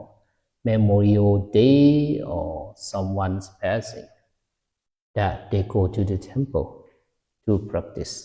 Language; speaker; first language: English; non-native, fluent; Lao